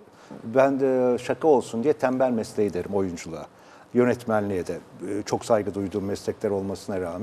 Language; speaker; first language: Turkish; native; Turkish